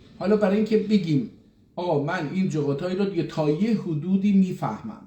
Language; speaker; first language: Persian; non-native, local second language; Azerbaijani